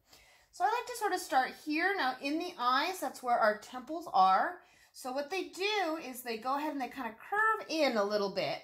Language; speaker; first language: English; native; English